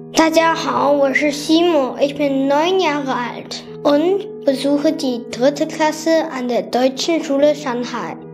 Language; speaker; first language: German; non-native, learner; Chinese